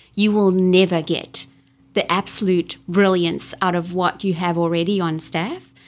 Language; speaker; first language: English; native; English